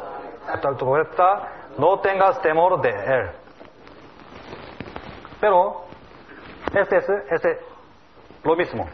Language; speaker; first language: Spanish; non-native, learner; Korean